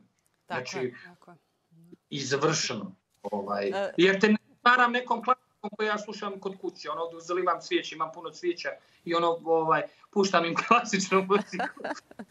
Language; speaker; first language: Serbian; native; Serbian